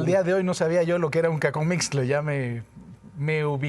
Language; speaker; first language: Spanish; native; Spanish